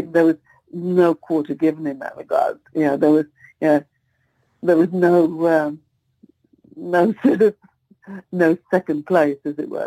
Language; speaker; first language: English; native; English